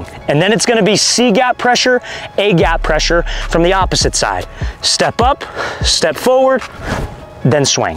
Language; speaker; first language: English; native; English